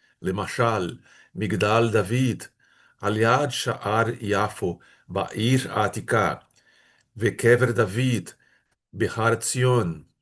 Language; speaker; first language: Hebrew; non-native, fluent; Portuguese